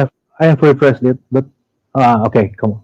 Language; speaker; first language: English; non-native, learner; Indonesian